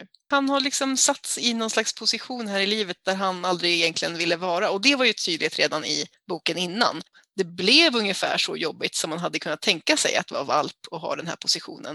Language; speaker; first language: Swedish; native; Swedish